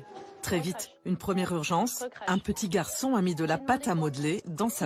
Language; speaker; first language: French; native; French